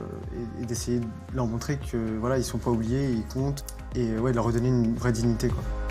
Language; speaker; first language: French; native; French